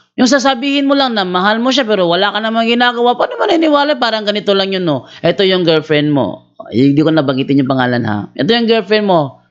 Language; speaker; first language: Filipino; non-native, local second language; Cebuano